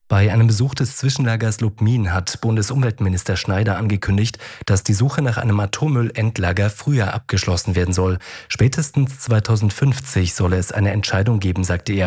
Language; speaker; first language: German; native; German